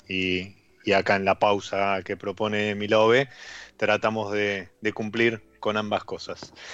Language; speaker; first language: Spanish; native; Spanish